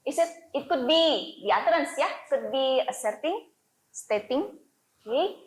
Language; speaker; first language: English; non-native, fluent; Indonesian